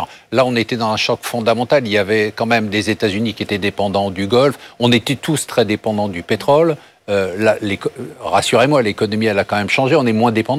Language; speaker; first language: French; native; French